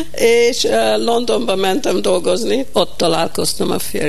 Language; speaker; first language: Hungarian; early bilingual, heritage; Hungarian